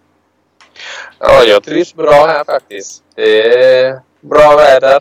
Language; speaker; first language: Swedish; non-native, fluent; Thai